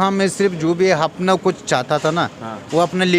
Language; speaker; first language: Hindi; non-native, learner; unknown